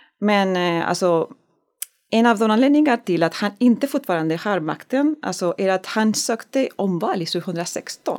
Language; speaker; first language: Swedish; non-native, learner; Spanish